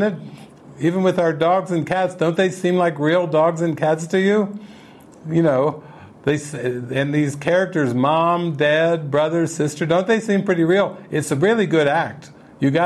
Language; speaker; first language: English; native; English